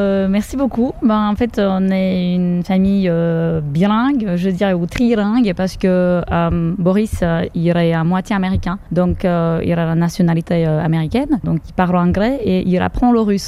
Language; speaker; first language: French; non-native, fluent; Slovak